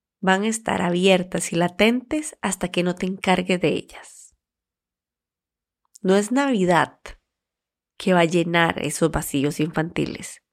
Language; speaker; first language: Spanish; native; Spanish